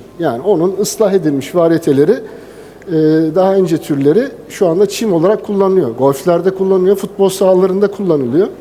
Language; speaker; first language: Turkish; native; Turkish